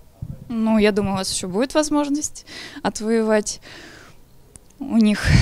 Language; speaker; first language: Russian; native; Russian